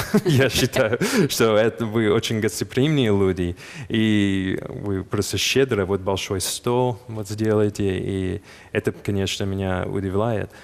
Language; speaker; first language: Russian; non-native, fluent; English